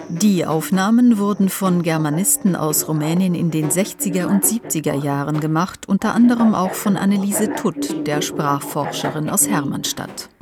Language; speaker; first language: German; native; German